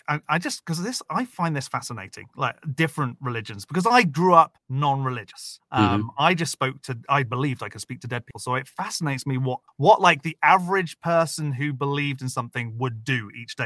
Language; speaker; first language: English; native; English